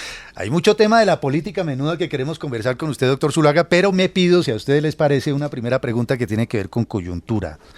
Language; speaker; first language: Spanish; native; Spanish